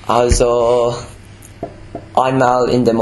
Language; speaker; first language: German; non-native, learner; English